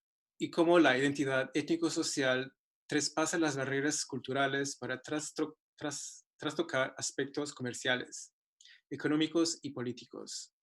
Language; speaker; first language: Spanish; non-native, fluent; English